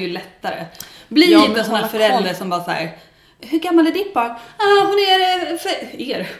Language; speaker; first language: Swedish; native; Swedish